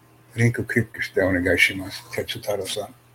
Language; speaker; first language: Japanese; non-native, learner; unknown